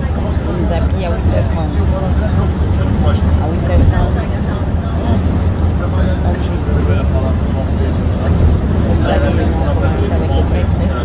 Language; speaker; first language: French; non-native, local second language; Lingala